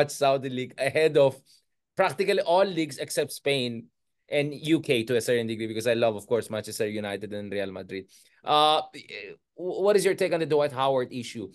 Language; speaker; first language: English; non-native, local second language; Filipino